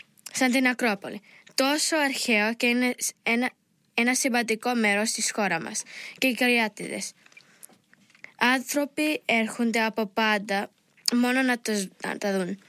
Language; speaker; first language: Greek; early bilingual, heritage; Greek